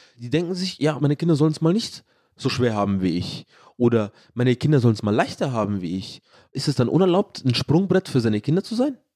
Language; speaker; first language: German; early bilingual, other home language; Arabic